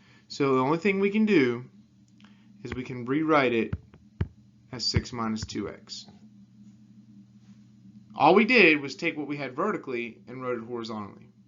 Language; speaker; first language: English; native; English